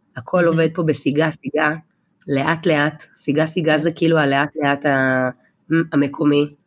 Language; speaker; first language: Hebrew; native; Hebrew